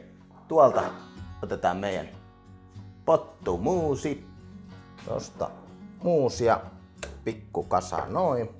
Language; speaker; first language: Finnish; native; Finnish